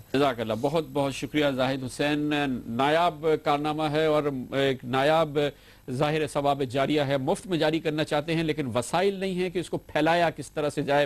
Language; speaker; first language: Urdu; native; Urdu